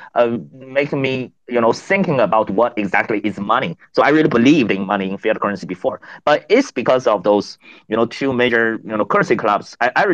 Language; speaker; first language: English; non-native, fluent; Chinese